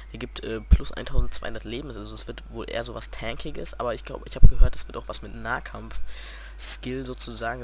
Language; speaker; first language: German; native; German